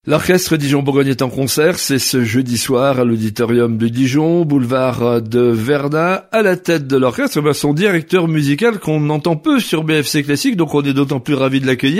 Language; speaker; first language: French; native; French